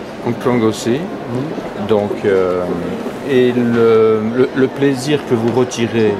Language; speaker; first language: French; native; French